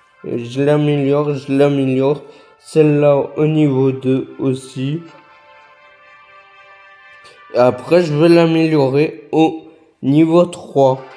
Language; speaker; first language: French; native; French